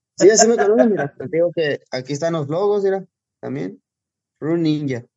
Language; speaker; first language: Spanish; native; Spanish